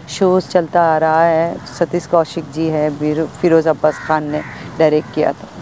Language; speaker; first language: Hindi; non-native, local second language; Bangla